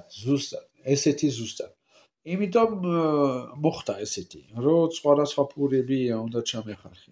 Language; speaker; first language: Georgian; non-native, learner; French